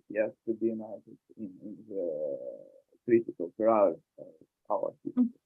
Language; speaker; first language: English; non-native, learner; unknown